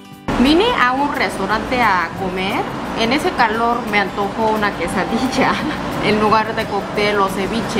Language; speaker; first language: Spanish; non-native, learner; Korean